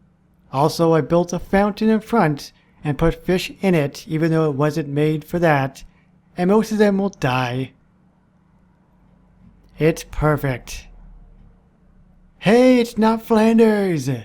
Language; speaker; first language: English; native; English